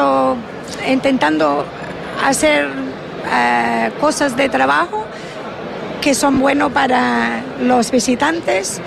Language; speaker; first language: Spanish; non-native, fluent; English